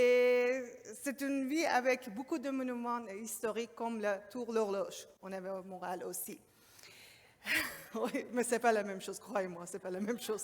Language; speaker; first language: French; non-native, learner; Persian